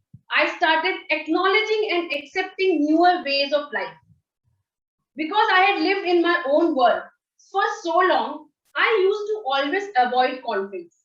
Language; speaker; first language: English; non-native, local second language; Hindi